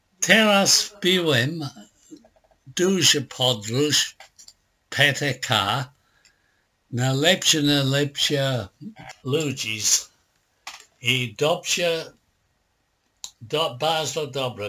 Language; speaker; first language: Polish; non-native, learner; English